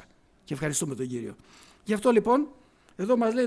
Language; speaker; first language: Greek; native; Greek